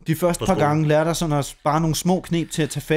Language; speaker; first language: Danish; native; Danish